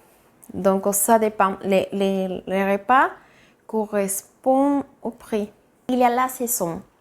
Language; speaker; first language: French; non-native, fluent; Spanish